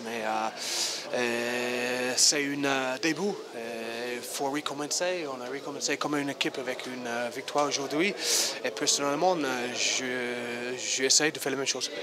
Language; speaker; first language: French; non-native, fluent; English